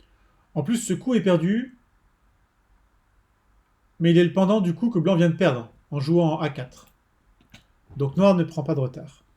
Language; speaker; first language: French; native; French